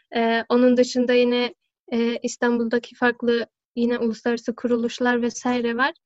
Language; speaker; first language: Turkish; early bilingual, heritage; Turkish